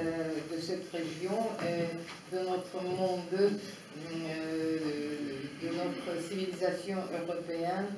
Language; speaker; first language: French; non-native, fluent; Russian